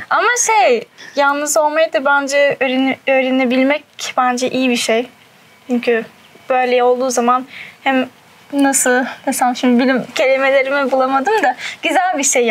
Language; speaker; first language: Turkish; early bilingual, heritage; Turkish